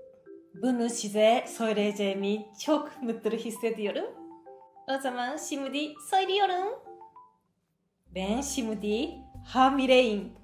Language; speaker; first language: Turkish; non-native, fluent; Japanese